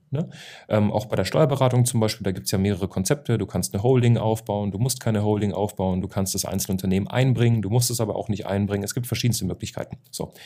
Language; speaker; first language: German; native; German